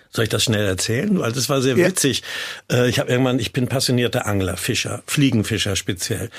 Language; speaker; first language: German; native; German